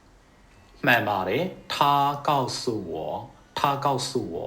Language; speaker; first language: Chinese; non-native, fluent; Burmese